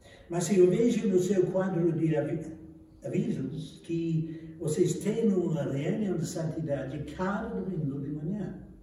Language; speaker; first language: Portuguese; non-native, fluent; English